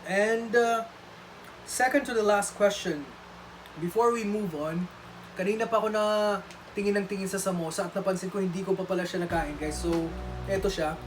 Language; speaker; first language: Filipino; early bilingual, other home language; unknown